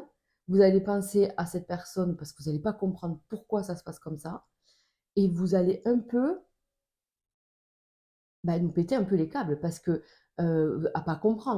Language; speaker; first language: French; native; French